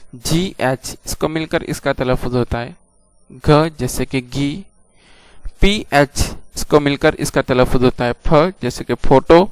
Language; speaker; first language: Urdu; native; Urdu